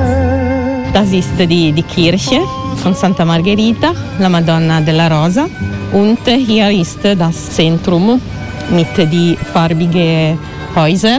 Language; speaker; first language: German; non-native, learner; Italian